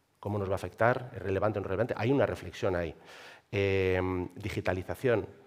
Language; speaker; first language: Spanish; native; Spanish